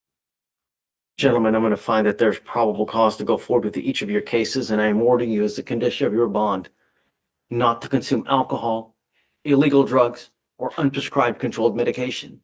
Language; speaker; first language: English; native; English